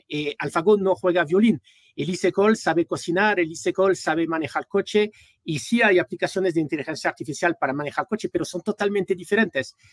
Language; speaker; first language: Spanish; non-native, fluent; French